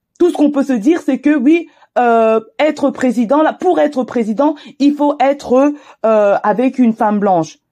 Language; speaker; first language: French; native; French